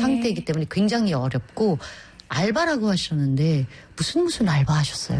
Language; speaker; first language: Korean; non-native, fluent; Filipino